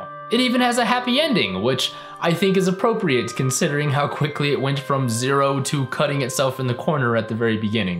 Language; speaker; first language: English; native; English